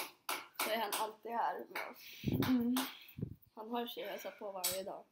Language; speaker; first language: Swedish; native; Swedish